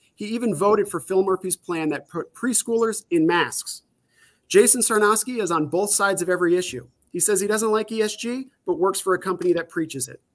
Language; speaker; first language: English; native; English